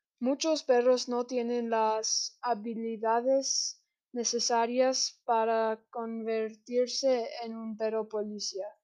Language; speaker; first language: Spanish; non-native, learner; English